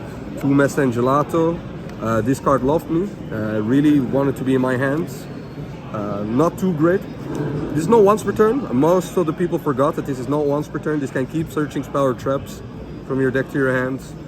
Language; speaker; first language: English; non-native, fluent; Dutch